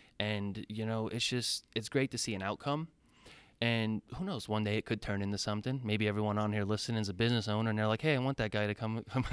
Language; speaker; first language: English; native; English